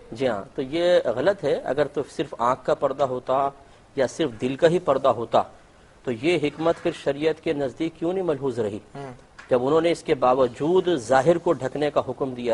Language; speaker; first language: Urdu; native; Urdu